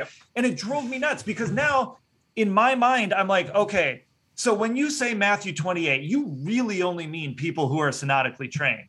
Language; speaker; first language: English; native; English